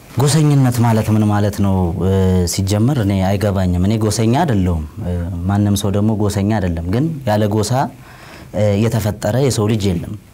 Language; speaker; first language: Amharic; non-native, local second language; Oromo